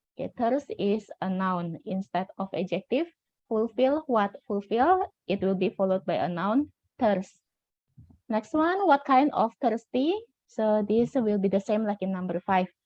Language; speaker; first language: English; non-native, fluent; Indonesian